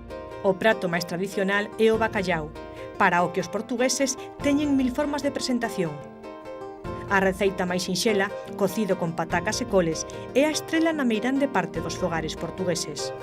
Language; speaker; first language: Galician; native; Galician